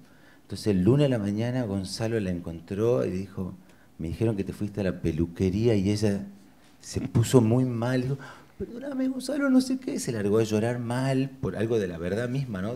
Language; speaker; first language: Spanish; native; Spanish